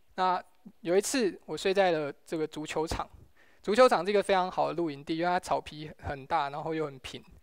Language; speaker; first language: Chinese; native; Chinese